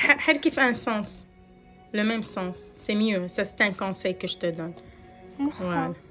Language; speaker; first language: French; non-native, local second language; Arabic